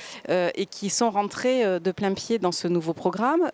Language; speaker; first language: French; native; French